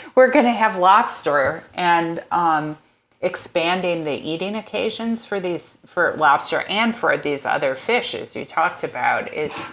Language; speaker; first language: English; native; English